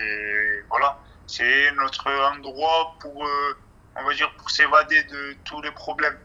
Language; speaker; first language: French; native; French